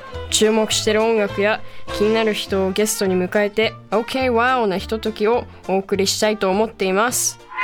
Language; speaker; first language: Japanese; early bilingual, heritage; Japanese